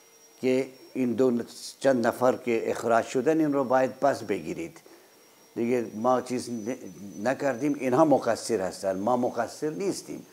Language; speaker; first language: Persian; non-native, fluent; Urdu